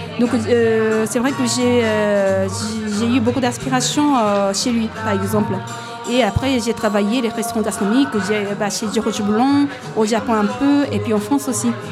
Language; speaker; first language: French; non-native, learner; Japanese